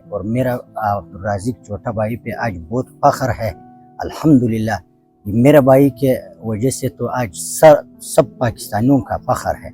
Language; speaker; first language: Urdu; non-native, local second language; Pashto